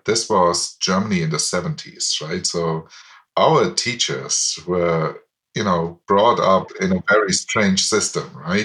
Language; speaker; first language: English; non-native, fluent; German